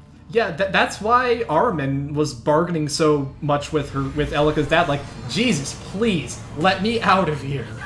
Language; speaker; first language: English; native; English